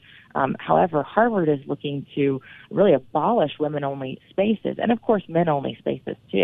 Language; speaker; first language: English; native; English